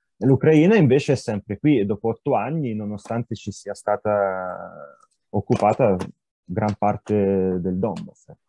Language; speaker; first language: Italian; non-native, fluent; Ukrainian